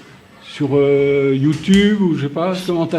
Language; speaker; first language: French; native; French